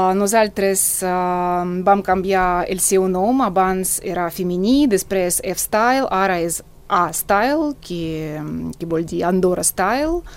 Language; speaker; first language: Catalan; non-native, fluent; Russian